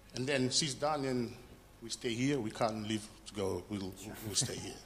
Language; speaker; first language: English; non-native, fluent; Fijian